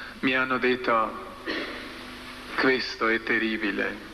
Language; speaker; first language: Italian; non-native, fluent; Croatian